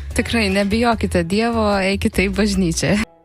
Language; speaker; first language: Lithuanian; native; Lithuanian